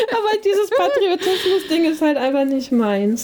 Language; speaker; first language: German; native; German